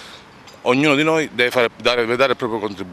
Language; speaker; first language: Italian; native; Italian